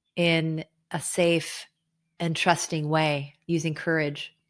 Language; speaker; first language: English; early bilingual, other home language; Hebrew